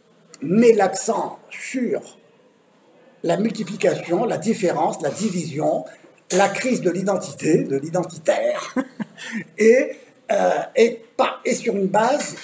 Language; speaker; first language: French; native; French